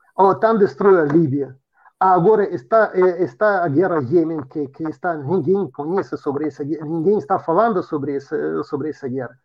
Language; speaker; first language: Portuguese; non-native, fluent; Russian